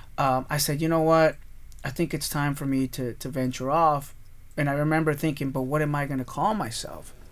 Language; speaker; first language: English; early bilingual, other home language; Spanish